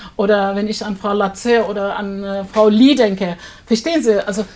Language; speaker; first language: German; non-native, fluent; Turkish